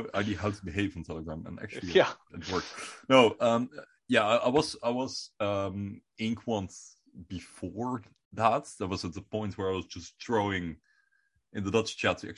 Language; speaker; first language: English; non-native, fluent; Dutch